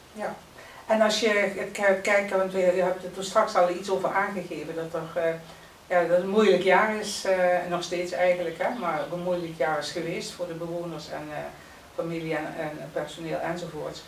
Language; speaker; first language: Dutch; native; Dutch